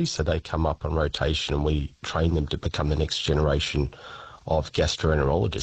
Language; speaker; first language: English; native; English